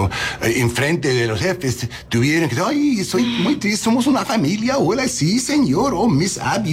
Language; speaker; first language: Spanish; non-native, learner; English